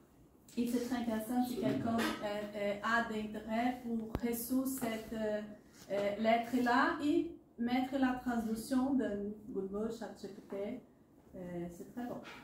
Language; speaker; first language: French; non-native, learner; Portuguese